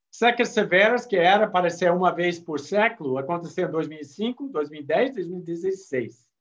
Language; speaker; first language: Portuguese; non-native, fluent; English